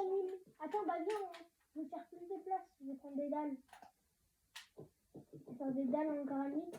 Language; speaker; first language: French; native; French